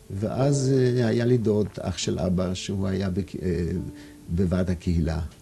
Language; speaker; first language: Hebrew; non-native, fluent; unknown